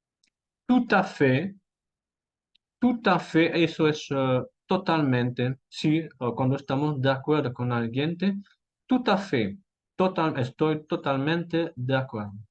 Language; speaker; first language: Spanish; non-native, fluent; French